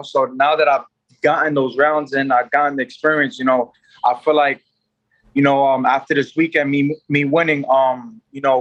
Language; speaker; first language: English; native; English